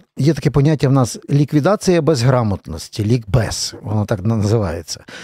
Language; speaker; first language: Ukrainian; native; Ukrainian